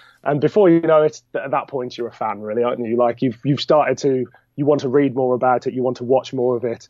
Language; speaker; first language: English; native; English